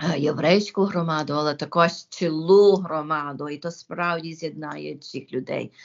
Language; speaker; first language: Ukrainian; early bilingual, heritage; Ukrainian